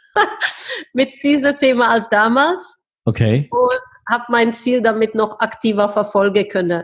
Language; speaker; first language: German; non-native, fluent; Czech